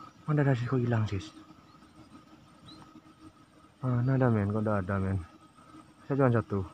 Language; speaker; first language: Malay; non-native, local second language; Javanese